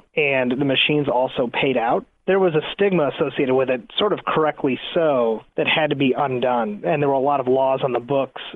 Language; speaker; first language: English; native; English